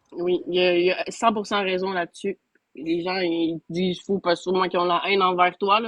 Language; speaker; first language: French; native; French